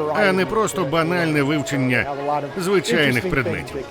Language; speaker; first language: Ukrainian; non-native, fluent; English